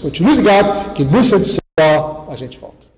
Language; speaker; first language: Portuguese; native; Portuguese